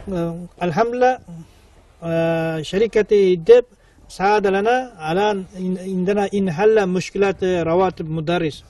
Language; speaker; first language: Arabic; non-native, fluent; Kyrgyz